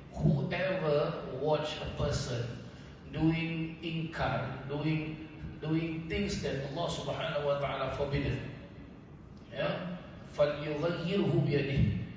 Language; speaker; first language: English; non-native, local second language; Malay